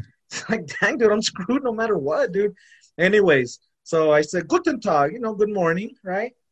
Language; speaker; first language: English; native; English